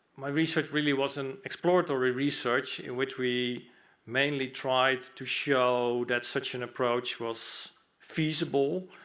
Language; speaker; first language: English; non-native, fluent; Dutch